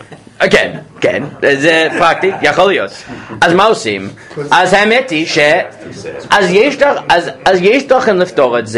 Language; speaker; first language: Hebrew; non-native, fluent; English